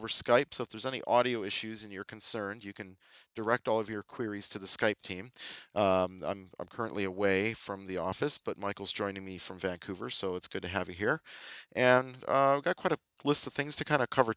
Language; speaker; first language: English; native; English